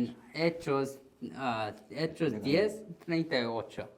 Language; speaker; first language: Spanish; non-native, learner; Korean